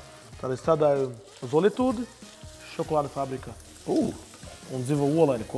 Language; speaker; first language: Latvian; non-native, learner; Portuguese